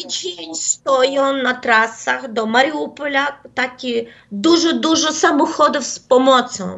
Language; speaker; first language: Polish; non-native, fluent; Ukrainian